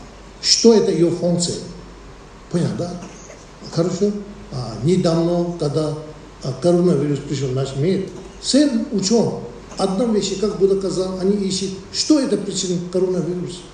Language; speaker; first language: Russian; non-native, learner; Tibetan